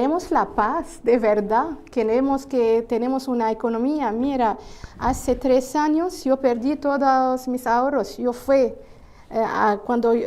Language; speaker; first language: Spanish; non-native, fluent; Arabic